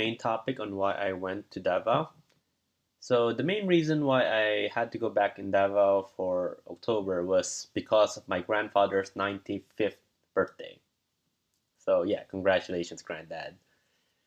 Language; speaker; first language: English; non-native, local second language; Cebuano